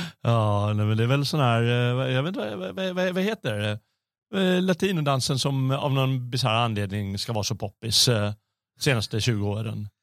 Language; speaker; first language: Swedish; native; Swedish